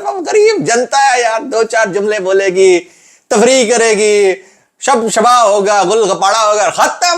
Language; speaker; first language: Urdu; native; Urdu